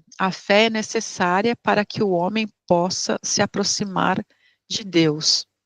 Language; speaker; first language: Portuguese; native; Portuguese